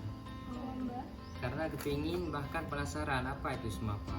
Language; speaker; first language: Indonesian; non-native, local second language; Achinese